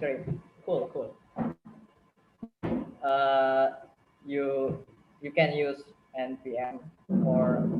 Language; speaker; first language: English; non-native, learner; Indonesian